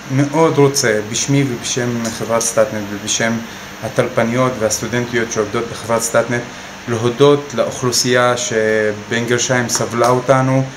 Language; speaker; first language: Hebrew; non-native, local second language; Arabic